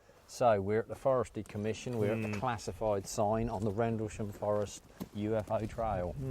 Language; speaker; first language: English; native; English